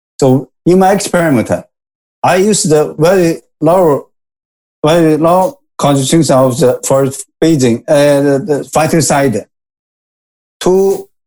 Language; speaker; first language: English; non-native, learner; Japanese